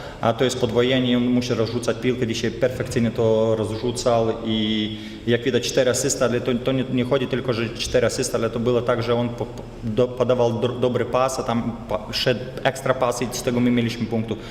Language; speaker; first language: Polish; non-native, fluent; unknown